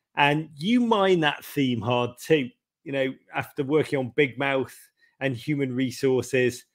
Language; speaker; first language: English; native; English